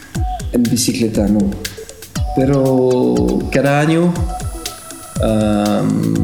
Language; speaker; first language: Spanish; non-native, learner; French